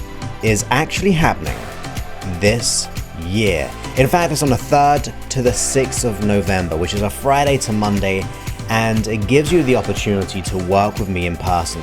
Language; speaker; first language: English; native; English